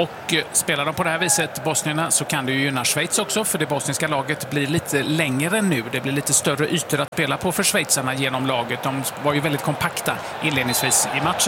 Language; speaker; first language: Swedish; native; Swedish